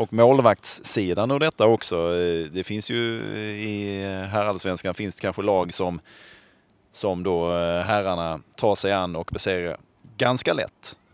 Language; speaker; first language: Swedish; native; Swedish